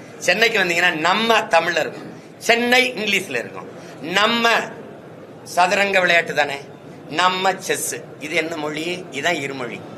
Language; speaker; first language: Tamil; native; Tamil